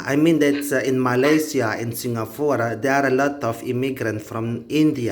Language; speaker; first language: English; non-native, learner; Indonesian